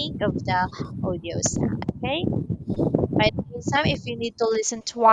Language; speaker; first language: English; non-native, local second language; Filipino